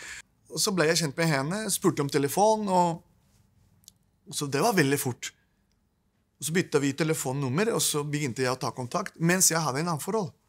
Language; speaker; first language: Norwegian; non-native, fluent; Spanish